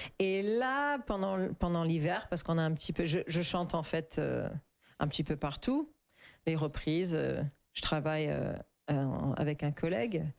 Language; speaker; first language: French; non-native, fluent; English